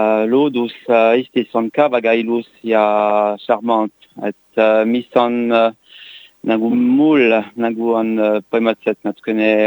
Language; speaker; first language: Estonian; non-native, learner; French